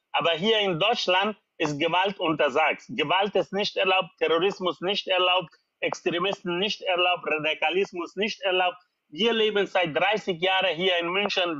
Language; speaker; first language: German; non-native, learner; Persian